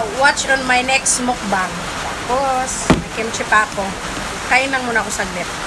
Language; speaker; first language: Filipino; native; Filipino